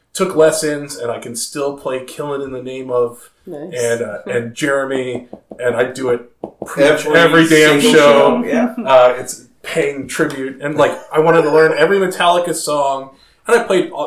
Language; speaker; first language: English; native; English